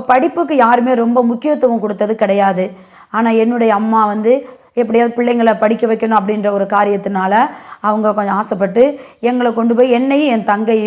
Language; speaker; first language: Tamil; native; Tamil